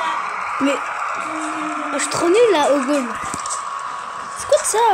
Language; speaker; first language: French; native; French